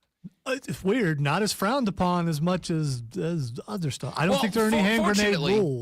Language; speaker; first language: English; native; English